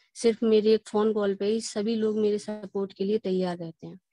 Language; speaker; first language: Hindi; native; Hindi